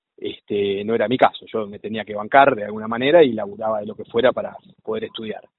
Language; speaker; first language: Spanish; native; Spanish